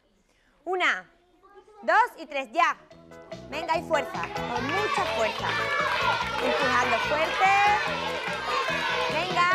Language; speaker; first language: Spanish; native; Spanish